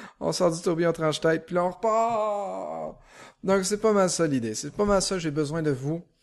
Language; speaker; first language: French; native; French